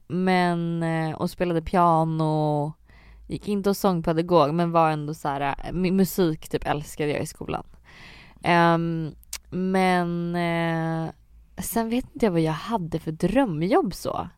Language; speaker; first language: Swedish; native; Swedish